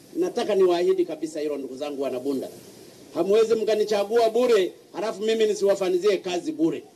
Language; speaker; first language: Swahili; native; Swahili